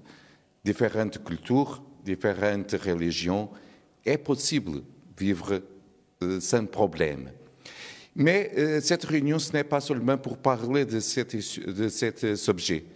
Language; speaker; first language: French; non-native, learner; Portuguese